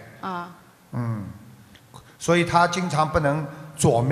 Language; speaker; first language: Chinese; non-native, local second language; Wu Chinese